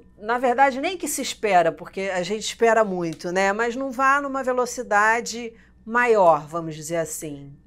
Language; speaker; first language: Portuguese; native; Portuguese